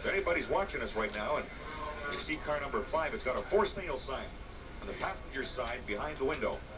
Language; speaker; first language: English; native; English